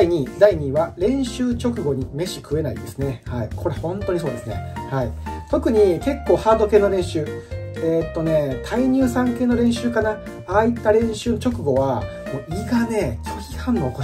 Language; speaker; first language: Japanese; native; Japanese